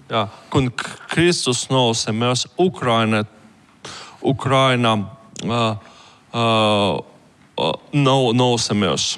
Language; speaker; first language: Finnish; non-native, learner; Ukrainian